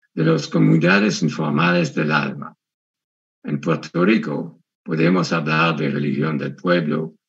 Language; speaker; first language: Spanish; non-native, fluent; French